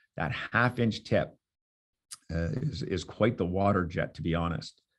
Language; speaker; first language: English; native; English